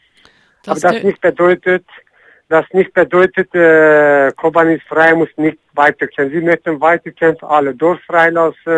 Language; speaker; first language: German; non-native, learner; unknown